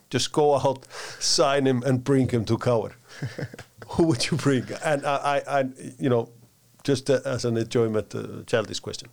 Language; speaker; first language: English; non-native, fluent; Icelandic